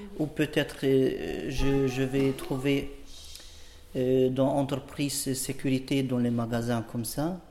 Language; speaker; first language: French; non-native, learner; Albanian